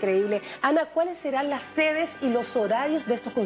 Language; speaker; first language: Spanish; native; Spanish